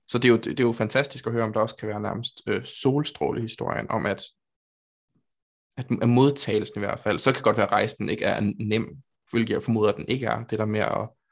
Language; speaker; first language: Danish; native; Danish